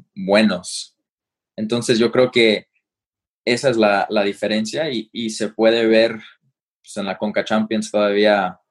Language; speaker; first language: Spanish; early bilingual, heritage; Spanish